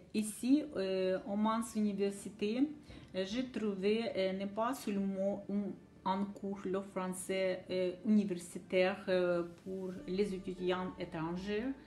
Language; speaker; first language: French; non-native, learner; Ukrainian